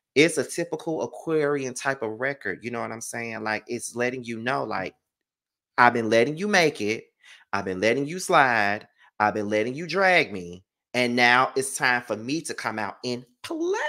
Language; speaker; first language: English; native; English